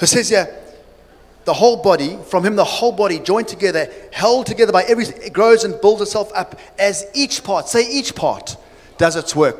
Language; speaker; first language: English; native; English